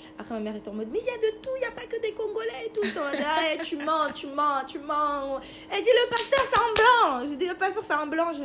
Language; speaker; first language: French; early bilingual, other home language; Lingala